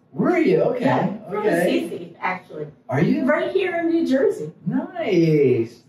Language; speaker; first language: English; native; English